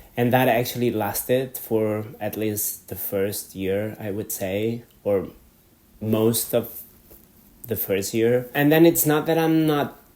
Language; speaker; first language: English; non-native, fluent; Catalan